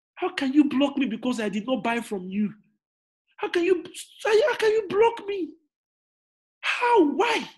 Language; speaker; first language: English; non-native, local second language; Igbo